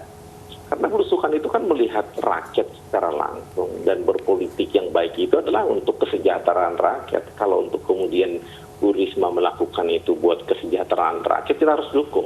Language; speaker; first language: Indonesian; native; Indonesian